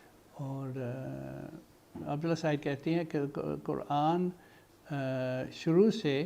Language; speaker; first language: Hindi; non-native, fluent; English